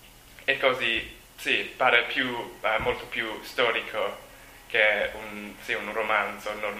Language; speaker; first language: Italian; non-native, learner; English